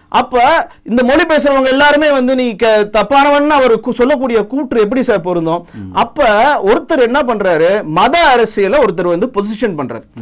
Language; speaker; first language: Tamil; non-native, local second language; Telugu